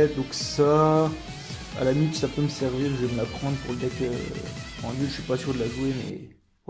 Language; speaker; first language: French; native; French